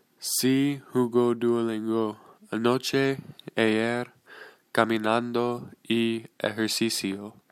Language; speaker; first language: Spanish; non-native, learner; English